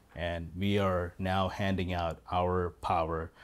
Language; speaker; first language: English; non-native, local second language; Malayalam